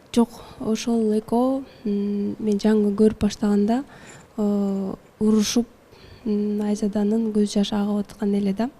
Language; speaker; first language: Kyrgyz; native; Kyrgyz